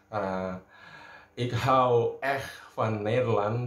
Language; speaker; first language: Dutch; non-native, learner; Indonesian